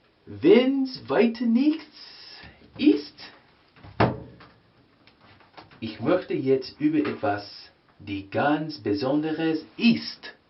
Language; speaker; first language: German; non-native, learner; English